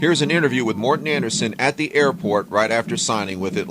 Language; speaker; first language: English; native; English